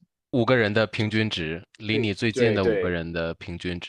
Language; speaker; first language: Chinese; native; Chinese